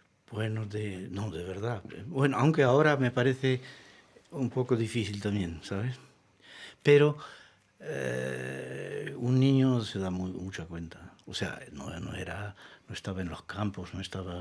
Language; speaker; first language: Spanish; early bilingual, heritage; Spanish